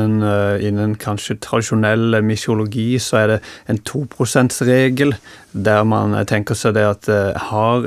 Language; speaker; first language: Norwegian; native; Norwegian